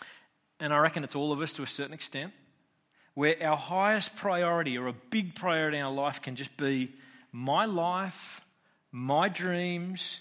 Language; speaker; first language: English; native; English